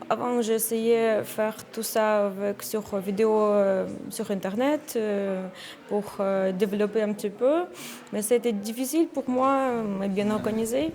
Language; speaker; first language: French; non-native, learner; Ukrainian